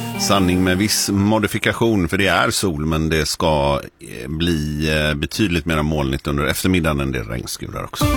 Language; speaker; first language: Swedish; native; Swedish